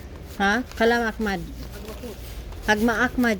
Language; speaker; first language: Arabic; non-native, learner; Filipino